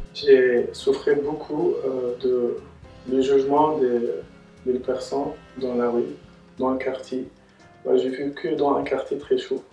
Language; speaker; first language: French; non-native, local second language; Arabic